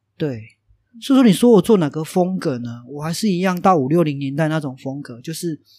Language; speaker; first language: Chinese; native; Chinese